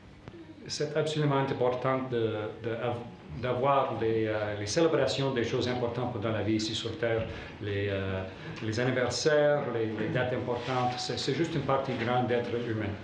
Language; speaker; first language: French; non-native, local second language; English